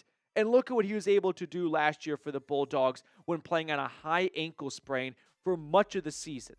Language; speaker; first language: English; native; English